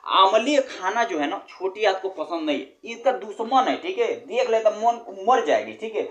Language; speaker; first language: Hindi; native; Hindi